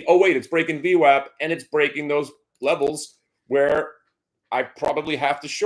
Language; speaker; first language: English; native; English